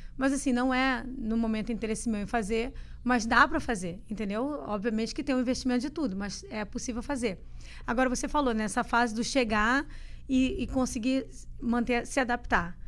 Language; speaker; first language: Portuguese; native; Portuguese